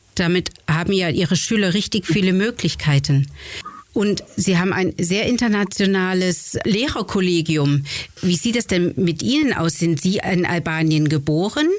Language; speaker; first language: German; native; German